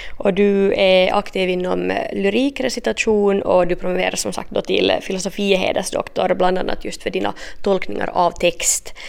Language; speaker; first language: Swedish; native; Swedish